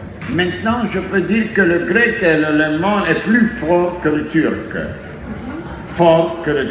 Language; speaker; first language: French; non-native, fluent; Greek